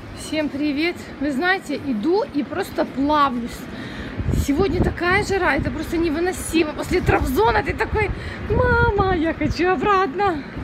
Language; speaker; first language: Russian; non-native, local second language; Ukrainian